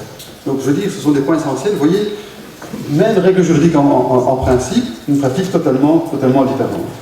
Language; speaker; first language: French; native; French